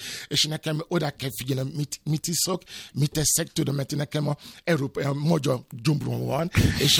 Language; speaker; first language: Hungarian; non-native, fluent; Yoruba